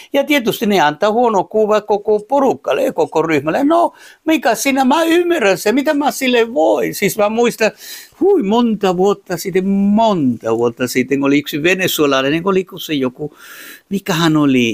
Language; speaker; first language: Finnish; non-native, fluent; Spanish